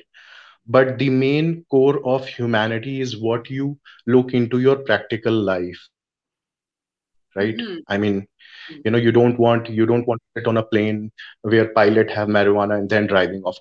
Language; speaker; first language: English; non-native, local second language; Hindi